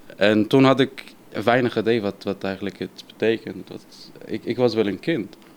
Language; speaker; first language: Dutch; non-native, fluent; Arabic